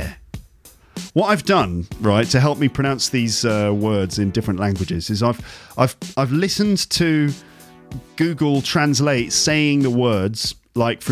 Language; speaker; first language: English; native; English